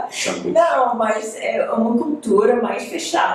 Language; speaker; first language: Portuguese; non-native, fluent; English